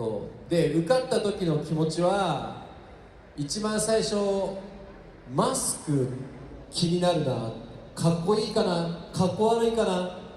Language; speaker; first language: Japanese; native; Japanese